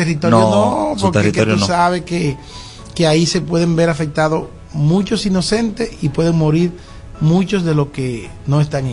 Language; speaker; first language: Spanish; native; Spanish